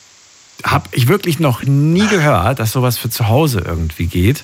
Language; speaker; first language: German; native; German